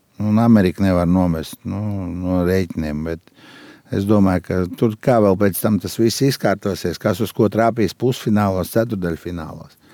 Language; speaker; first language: Latvian; native; Latvian